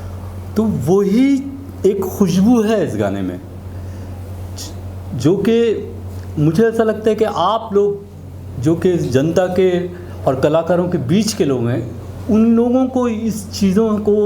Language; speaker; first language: Hindi; native; Hindi